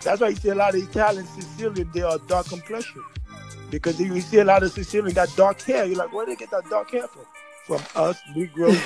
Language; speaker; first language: English; early bilingual, other home language; Haitian Creole